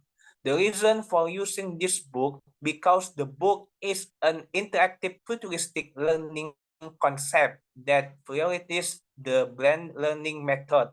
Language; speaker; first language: English; non-native, learner; Indonesian